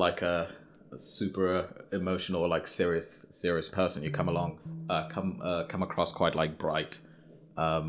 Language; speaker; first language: English; non-native, local second language; Shona